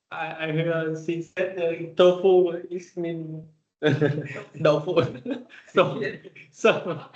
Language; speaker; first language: English; non-native, learner; Vietnamese